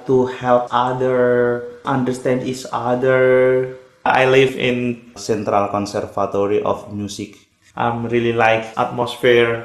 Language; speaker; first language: English; non-native, learner; Indonesian